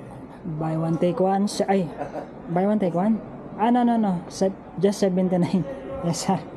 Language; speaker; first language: English; non-native, local second language; Filipino